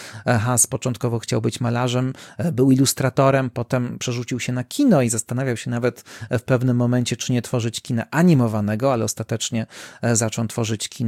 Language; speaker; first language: Polish; native; Polish